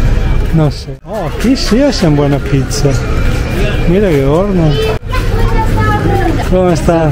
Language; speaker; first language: Spanish; non-native, learner; Italian